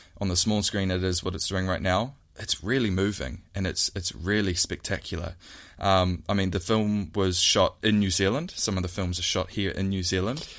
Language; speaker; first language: English; native; English